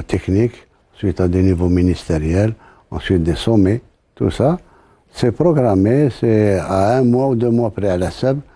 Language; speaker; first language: French; non-native, local second language; Arabic